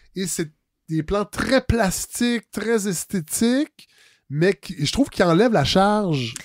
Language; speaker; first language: French; native; French